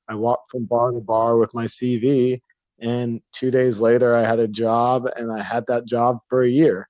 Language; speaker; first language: English; native; English